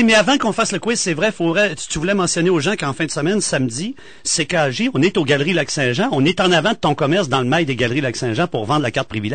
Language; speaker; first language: French; native; French